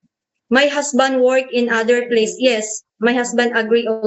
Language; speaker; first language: English; non-native, learner; Cebuano